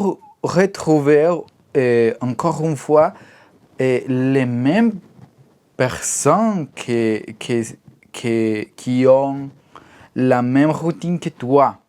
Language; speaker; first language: French; non-native, learner; Spanish